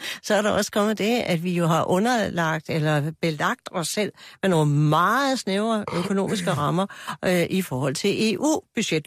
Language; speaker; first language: Danish; native; Danish